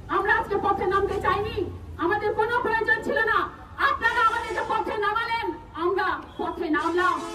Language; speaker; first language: Bangla; non-native, local second language; Santali